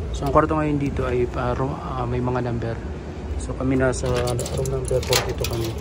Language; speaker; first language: Filipino; non-native, local second language; Waray